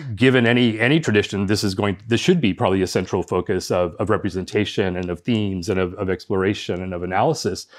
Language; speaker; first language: English; early bilingual, other home language; Spanish